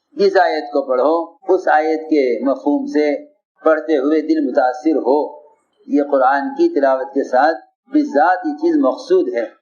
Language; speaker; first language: Urdu; native; Urdu